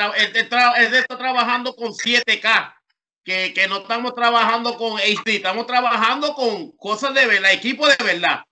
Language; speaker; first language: Spanish; early bilingual, heritage; Spanish